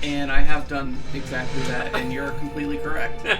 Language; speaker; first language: English; native; English